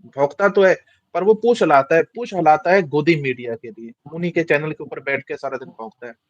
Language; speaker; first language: Hindi; non-native, local second language; Punjabi